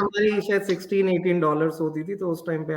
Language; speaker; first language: Hindi; native; Hindi